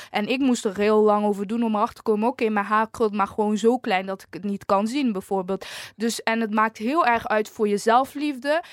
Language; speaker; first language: Dutch; early bilingual, other home language; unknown